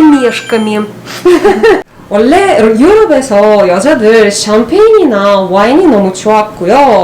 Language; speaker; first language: Korean; non-native, learner; Russian